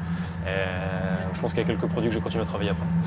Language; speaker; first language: French; native; French